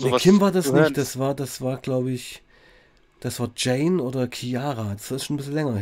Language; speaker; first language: German; native; German